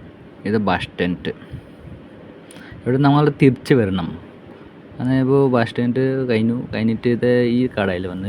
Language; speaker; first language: Malayalam; non-native, learner; Hindi